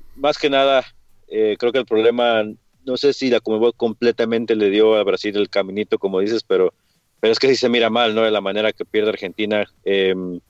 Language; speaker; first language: Spanish; early bilingual, heritage; Spanish